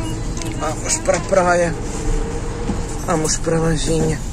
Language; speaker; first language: Portuguese; non-native, learner; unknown